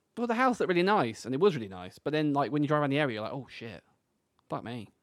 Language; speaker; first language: English; native; English